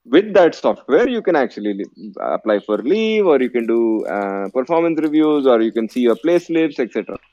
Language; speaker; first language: English; non-native, local second language; Telugu